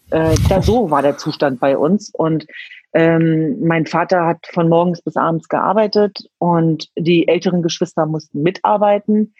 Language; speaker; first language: German; early bilingual, other home language; Kurdish